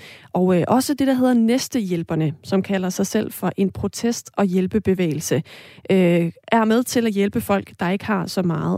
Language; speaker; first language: Danish; native; Danish